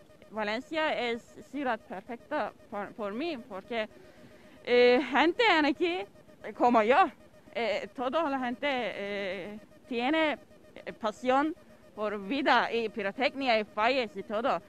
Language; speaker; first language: Spanish; non-native, learner; Turkish